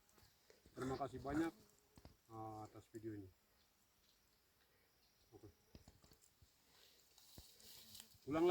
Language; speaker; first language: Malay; non-native, local second language; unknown